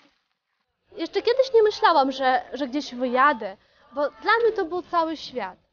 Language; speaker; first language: Polish; early bilingual, heritage; Polish